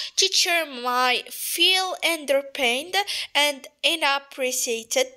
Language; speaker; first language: English; non-native, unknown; Arabic